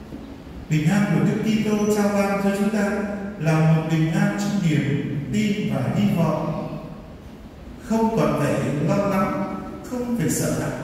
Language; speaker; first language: Vietnamese; native; Vietnamese